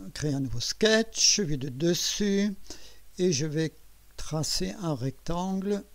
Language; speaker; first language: French; native; French